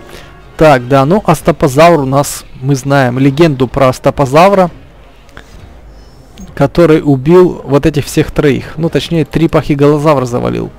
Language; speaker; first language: Russian; native; Russian